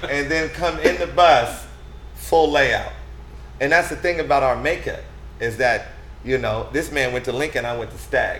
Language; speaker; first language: English; native; English